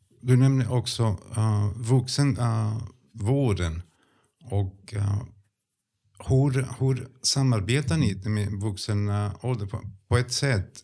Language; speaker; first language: Swedish; non-native, fluent; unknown